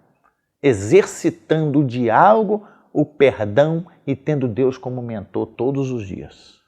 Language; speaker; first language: Portuguese; native; Portuguese